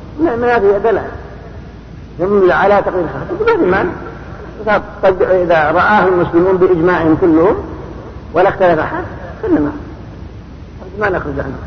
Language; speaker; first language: Arabic; native; Arabic